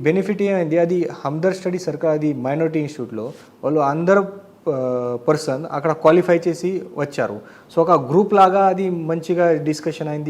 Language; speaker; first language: Telugu; non-native, learner; Marathi